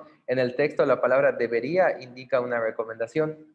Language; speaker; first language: Spanish; native; Spanish